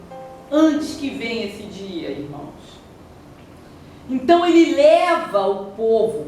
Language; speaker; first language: Portuguese; native; Portuguese